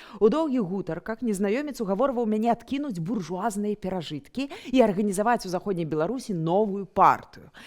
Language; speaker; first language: Belarusian; native; Belarusian